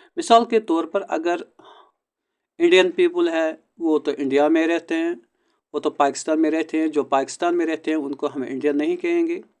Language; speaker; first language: Urdu; non-native, local second language; Kashmiri